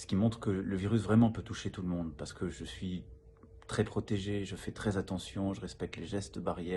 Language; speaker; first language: French; native; French